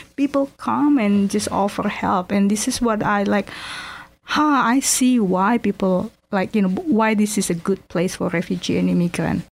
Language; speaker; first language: English; non-native, fluent; Indonesian